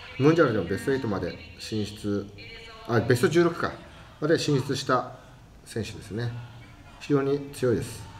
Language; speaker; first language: Japanese; native; Japanese